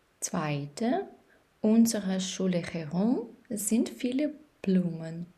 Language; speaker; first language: German; non-native, fluent; Ukrainian